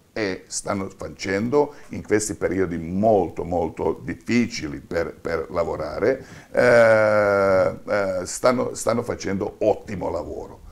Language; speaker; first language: Italian; non-native, fluent; Croatian